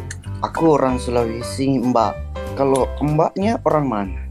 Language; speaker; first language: Indonesian; non-native, local second language; Buginese